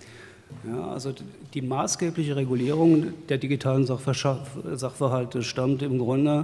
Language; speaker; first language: German; native; German